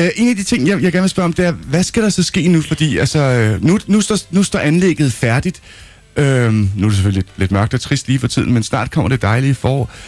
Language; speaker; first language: Danish; native; Danish